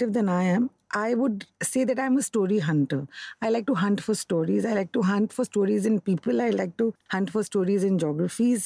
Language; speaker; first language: English; non-native, local second language; Hindi